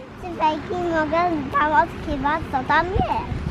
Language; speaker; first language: Polish; early bilingual, heritage; Polish